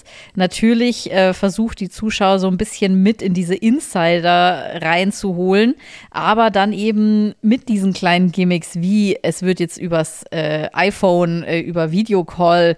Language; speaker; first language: German; native; German